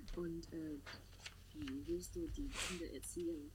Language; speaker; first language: German; non-native, learner; Chinese